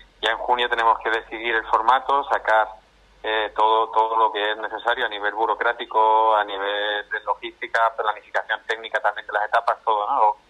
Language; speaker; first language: Spanish; native; Spanish